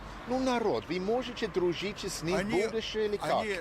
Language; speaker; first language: Russian; non-native, learner; English